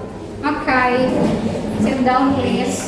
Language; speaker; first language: English; non-native, learner; Indonesian